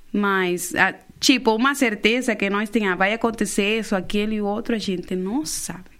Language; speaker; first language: Portuguese; non-native, fluent; Spanish